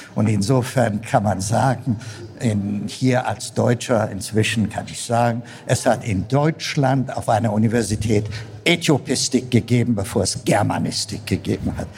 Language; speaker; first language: German; non-native, fluent; Amharic